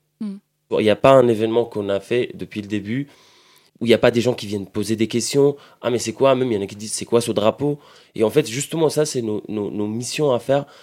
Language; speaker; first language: French; non-native, fluent; Arabic